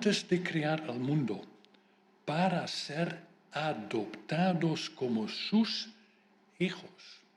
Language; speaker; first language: Spanish; non-native, fluent; Dutch